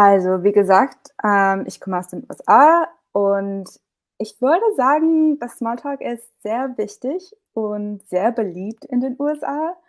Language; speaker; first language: German; non-native, fluent; English